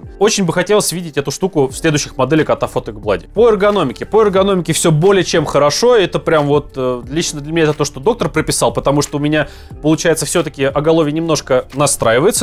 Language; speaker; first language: Russian; native; Russian